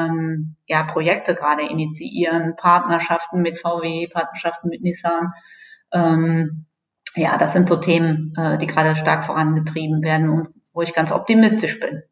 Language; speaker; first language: German; native; German